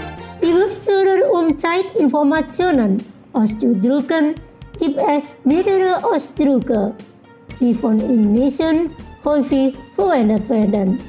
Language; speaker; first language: German; non-native, fluent; Indonesian